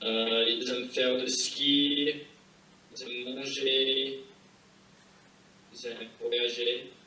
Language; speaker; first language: French; non-native, fluent; English